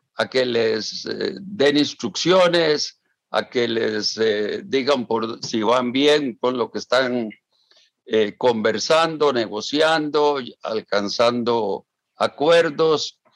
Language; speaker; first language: Spanish; native; Spanish